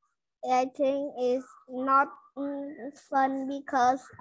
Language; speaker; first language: English; non-native, learner; Vietnamese